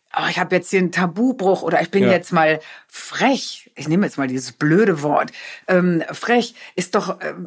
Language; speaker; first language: German; non-native, local second language; Low German